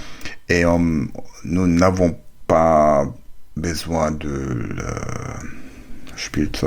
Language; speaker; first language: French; non-native, learner; German